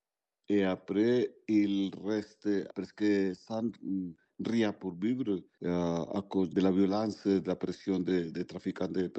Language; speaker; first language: French; non-native, fluent; Spanish